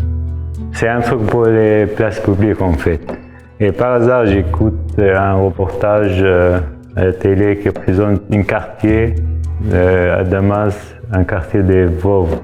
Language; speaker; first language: French; non-native, fluent; Arabic